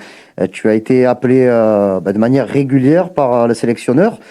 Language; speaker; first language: French; native; French